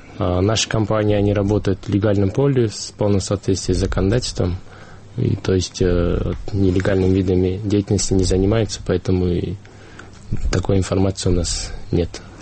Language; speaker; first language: Russian; non-native, local second language; Kyrgyz